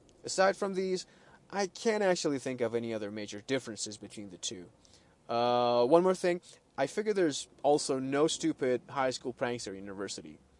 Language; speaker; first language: English; non-native, fluent; Persian